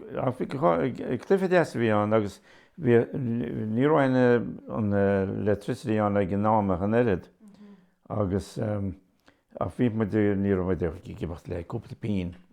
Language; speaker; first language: Irish; native; Irish